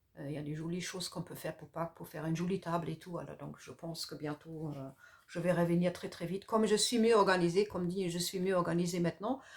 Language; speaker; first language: French; non-native, fluent; German